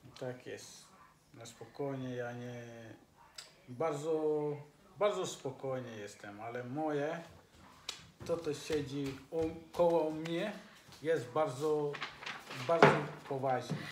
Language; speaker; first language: Polish; non-native, learner; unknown